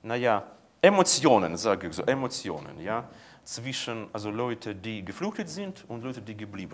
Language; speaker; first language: German; non-native, fluent; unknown